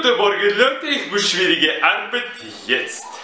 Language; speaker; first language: German; non-native, learner; Russian